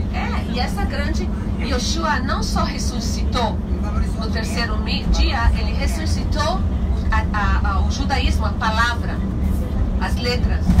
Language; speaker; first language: Portuguese; non-native, fluent; Hebrew